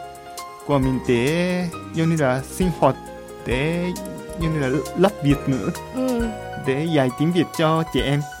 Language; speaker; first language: Vietnamese; non-native, fluent; Japanese